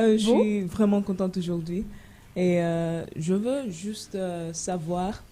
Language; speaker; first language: French; non-native, fluent; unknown